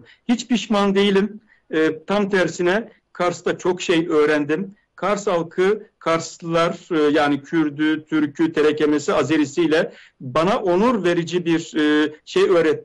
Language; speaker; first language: Turkish; native; Turkish